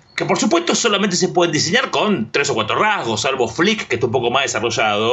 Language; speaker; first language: Spanish; native; Spanish